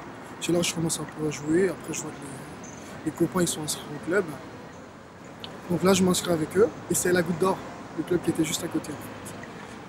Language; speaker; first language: French; early bilingual, other home language; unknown